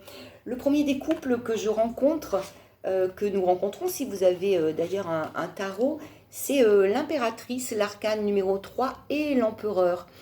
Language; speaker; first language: French; native; French